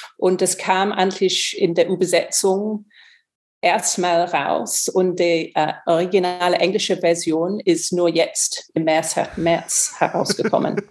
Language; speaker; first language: German; non-native, fluent; English